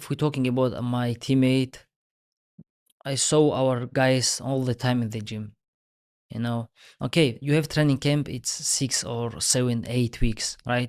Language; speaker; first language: English; non-native, learner; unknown